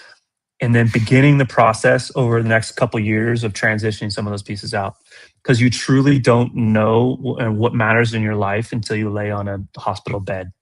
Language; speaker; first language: English; native; English